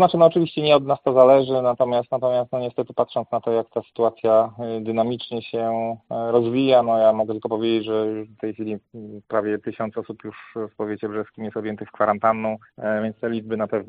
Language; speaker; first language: Polish; native; Polish